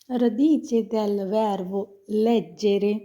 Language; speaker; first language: Italian; non-native, fluent; Punjabi